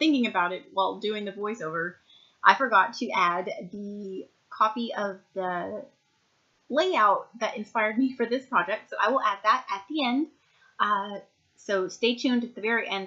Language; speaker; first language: English; native; English